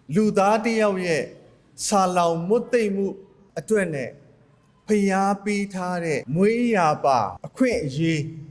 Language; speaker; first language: Burmese; non-native, local second language; Lahu